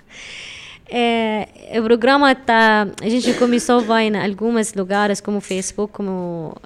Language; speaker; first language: Portuguese; non-native, fluent; Arabic